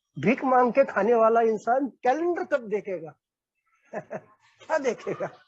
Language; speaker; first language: Hindi; non-native, local second language; Marathi